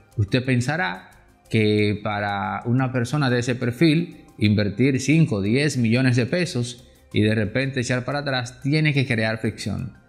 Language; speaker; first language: Spanish; native; Spanish